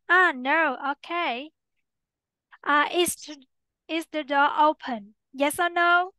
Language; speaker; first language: English; non-native, fluent; Vietnamese